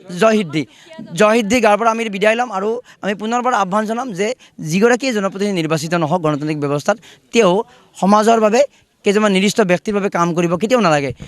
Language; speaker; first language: Assamese; native; Assamese